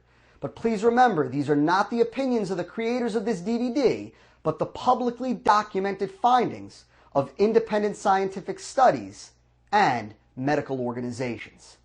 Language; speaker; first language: English; native; English